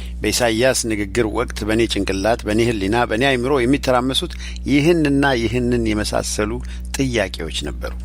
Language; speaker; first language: Amharic; native; Amharic